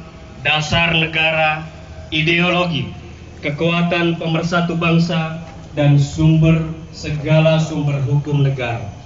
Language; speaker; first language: Indonesian; native; Indonesian